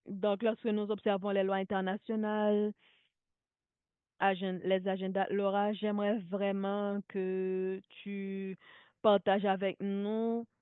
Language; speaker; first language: French; non-native, local second language; Haitian Creole